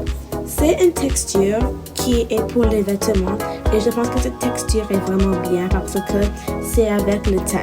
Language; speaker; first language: French; non-native, learner; English